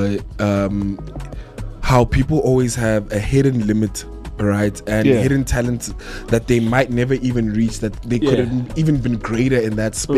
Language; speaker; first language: English; non-native, local second language; Tswana